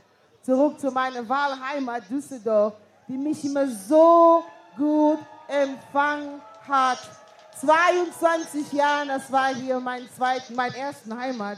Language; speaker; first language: German; non-native, fluent; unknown